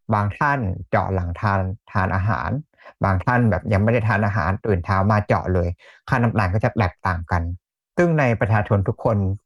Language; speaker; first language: Thai; native; Thai